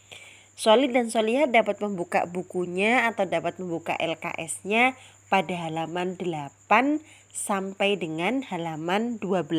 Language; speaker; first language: Indonesian; native; Indonesian